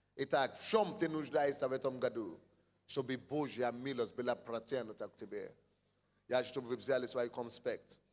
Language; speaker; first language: Russian; non-native, fluent; Yoruba